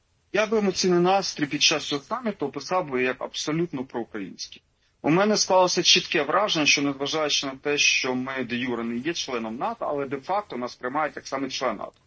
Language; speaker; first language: Ukrainian; native; Ukrainian